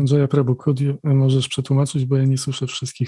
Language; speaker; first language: Polish; native; Polish